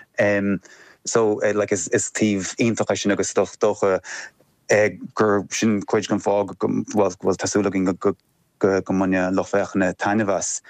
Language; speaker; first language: Irish; native; Irish